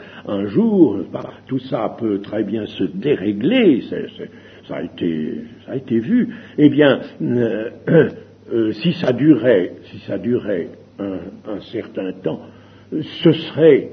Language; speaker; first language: French; native; French